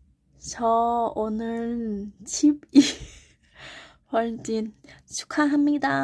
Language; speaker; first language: Korean; non-native, learner; Thai